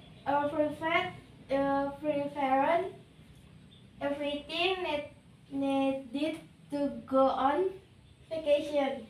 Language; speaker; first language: English; non-native, learner; Indonesian